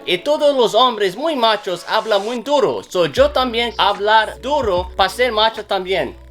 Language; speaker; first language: Spanish; non-native, learner; English